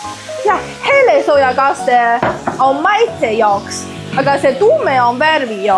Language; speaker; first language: Estonian; non-native, learner; Chinese